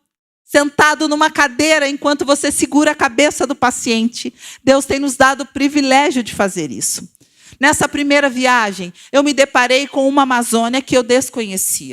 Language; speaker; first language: Portuguese; native; Portuguese